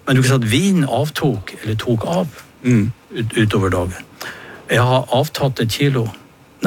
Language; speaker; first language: Norwegian; native; Norwegian